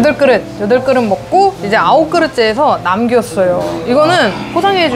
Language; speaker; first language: Korean; native; Korean